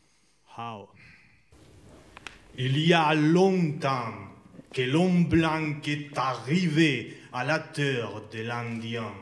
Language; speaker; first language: French; non-native, learner; Spanish